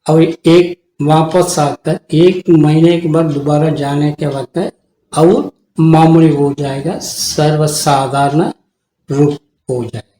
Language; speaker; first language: Hindi; non-native, local second language; Tamil